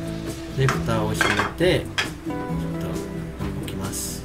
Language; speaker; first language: Japanese; non-native, learner; Sinhala